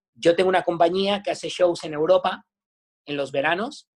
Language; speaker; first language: Spanish; native; Spanish